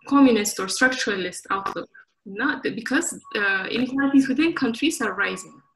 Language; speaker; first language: English; non-native, local second language; Amharic